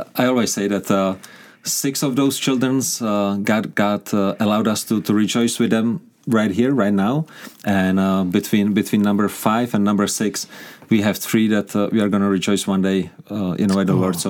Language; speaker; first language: English; non-native, fluent; Czech